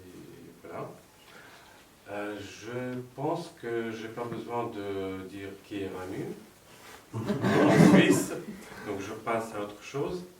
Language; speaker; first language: French; non-native, fluent; Russian